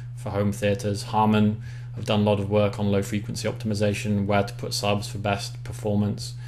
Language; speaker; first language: English; native; English